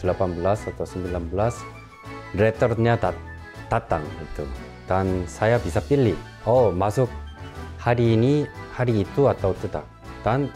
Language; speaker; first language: Indonesian; non-native, local second language; Korean